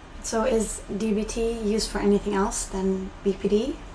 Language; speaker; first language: English; non-native, fluent; Swedish